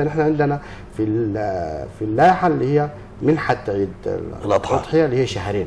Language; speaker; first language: Arabic; native; Arabic